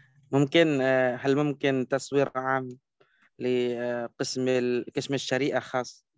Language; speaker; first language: Arabic; non-native, learner; Indonesian